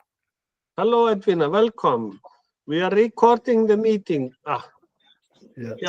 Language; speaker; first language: English; non-native, fluent; Icelandic